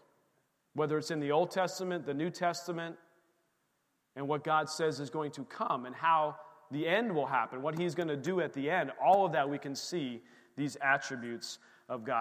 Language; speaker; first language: English; native; English